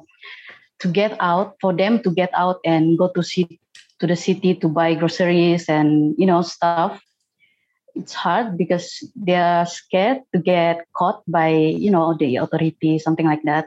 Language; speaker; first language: English; non-native, local second language; Malay